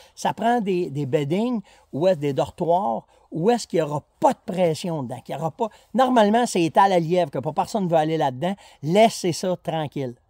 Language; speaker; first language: French; native; French